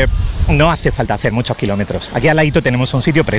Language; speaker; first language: Spanish; native; Spanish